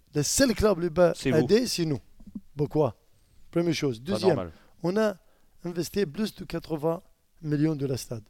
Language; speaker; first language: French; non-native, learner; Arabic